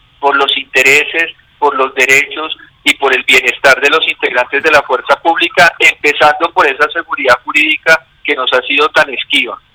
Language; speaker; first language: Spanish; native; Spanish